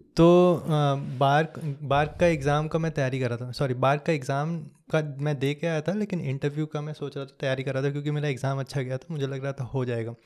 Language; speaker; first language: Hindi; native; Hindi